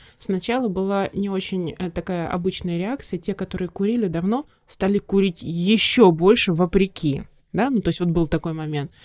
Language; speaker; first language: Russian; native; Russian